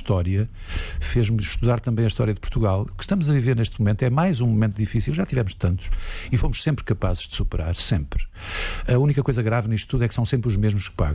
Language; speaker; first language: Portuguese; native; Portuguese